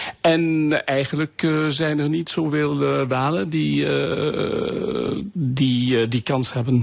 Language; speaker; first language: Dutch; non-native, local second language; French